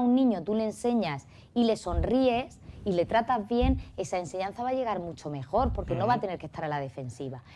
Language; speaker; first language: Spanish; native; Spanish